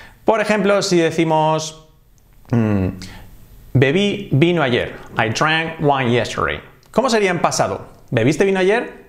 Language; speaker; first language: Spanish; native; Spanish